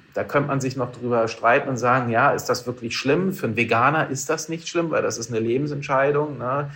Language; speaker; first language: German; native; German